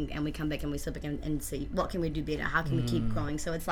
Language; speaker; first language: English; native; English